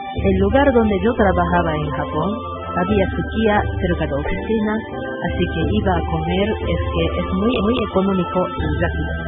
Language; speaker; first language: Spanish; non-native, learner; Japanese